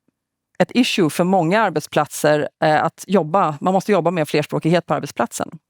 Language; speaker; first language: Swedish; native; Swedish